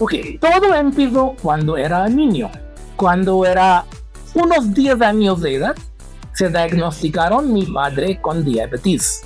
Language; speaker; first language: Spanish; non-native, fluent; Hindi